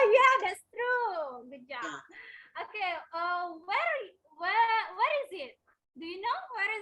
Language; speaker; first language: English; non-native, learner; Indonesian